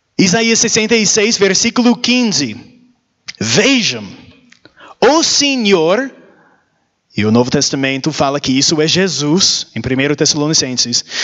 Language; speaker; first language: Portuguese; non-native, learner; English